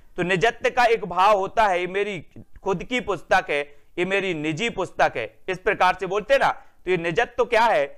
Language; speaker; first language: Hindi; native; Hindi